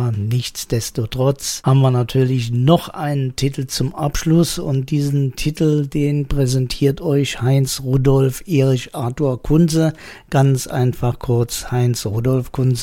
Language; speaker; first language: German; native; German